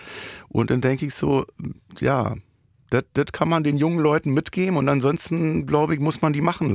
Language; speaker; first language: German; native; German